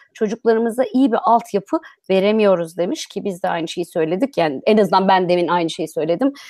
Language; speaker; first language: Turkish; native; Turkish